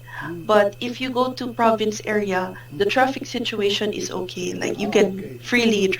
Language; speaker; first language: English; non-native, fluent; Filipino